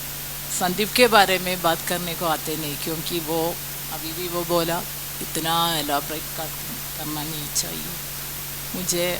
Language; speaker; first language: Hindi; non-native, local second language; Malayalam